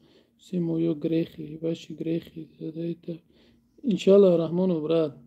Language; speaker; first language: Russian; non-native, learner; Tajik